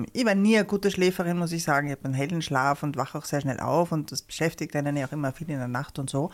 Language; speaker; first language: German; native; German